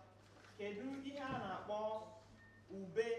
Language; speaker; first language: Igbo; native; Igbo